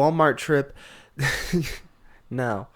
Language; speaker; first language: English; native; English